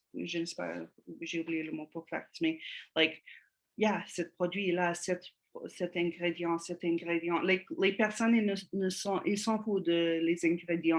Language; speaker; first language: French; non-native, fluent; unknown